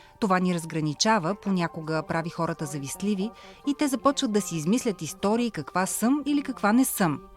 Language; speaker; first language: Bulgarian; early bilingual, heritage; Bulgarian